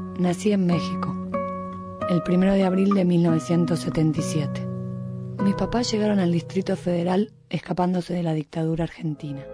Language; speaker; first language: Spanish; native; Spanish